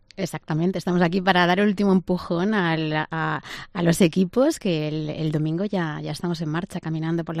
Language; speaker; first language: Spanish; native; Spanish